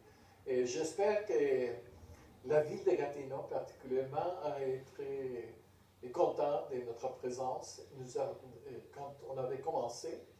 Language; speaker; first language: French; non-native, fluent; Spanish